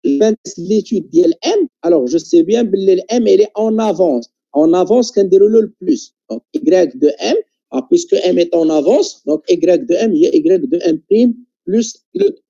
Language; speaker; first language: French; non-native, local second language; Arabic